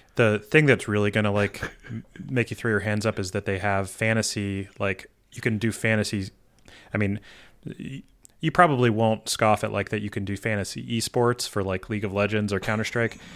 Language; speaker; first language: English; native; English